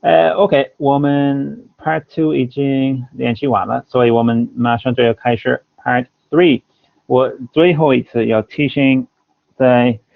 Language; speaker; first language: Chinese; non-native, fluent; English